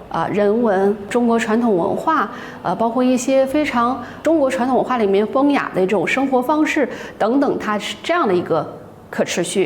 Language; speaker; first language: Chinese; native; Chinese